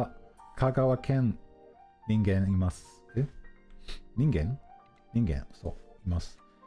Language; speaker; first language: Japanese; non-native, fluent; English